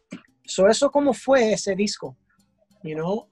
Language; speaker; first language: Spanish; early bilingual, heritage; English